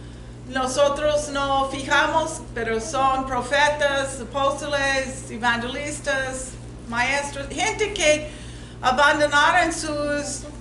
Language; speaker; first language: Spanish; non-native, learner; English